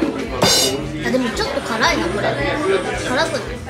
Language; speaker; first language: Japanese; native; Japanese